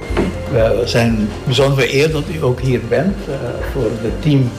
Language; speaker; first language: Dutch; non-native, local second language; Papiamento